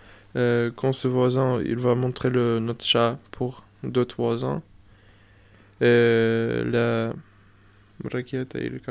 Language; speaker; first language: French; non-native, learner; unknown